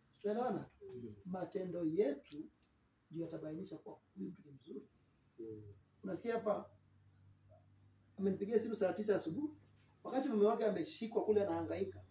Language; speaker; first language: Swahili; native; Swahili